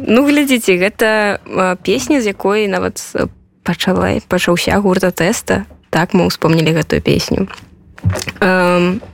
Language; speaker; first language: Belarusian; non-native, local second language; Russian